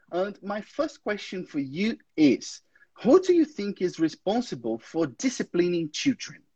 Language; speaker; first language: English; non-native, fluent; Portuguese